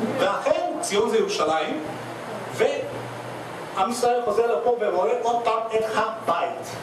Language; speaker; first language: Hebrew; non-native, fluent; Russian